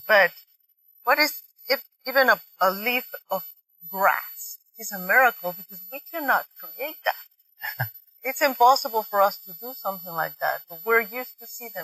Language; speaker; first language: English; non-native, fluent; Spanish